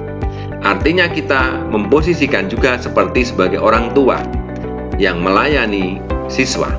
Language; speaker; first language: Indonesian; native; Indonesian